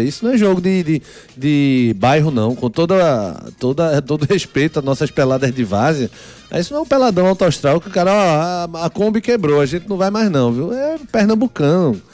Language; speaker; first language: Portuguese; native; Portuguese